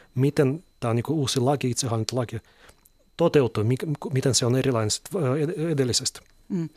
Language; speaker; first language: Finnish; non-native, fluent; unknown